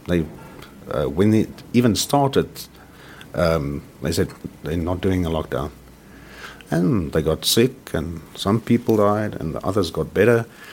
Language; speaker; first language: English; non-native, local second language; Afrikaans